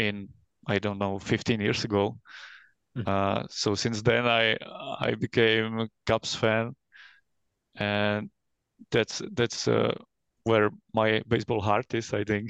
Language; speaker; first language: English; non-native, fluent; Czech